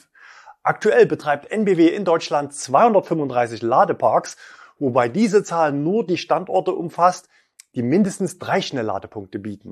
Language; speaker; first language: German; native; German